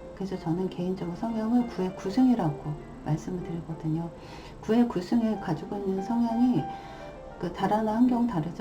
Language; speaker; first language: Korean; native; Korean